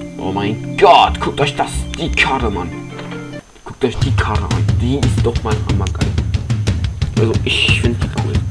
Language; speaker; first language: German; early bilingual, other home language; Polish